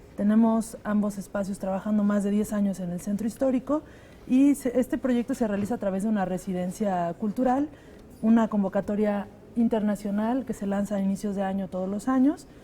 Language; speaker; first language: Spanish; native; Spanish